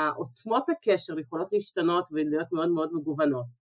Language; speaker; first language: Hebrew; early bilingual, other home language; Russian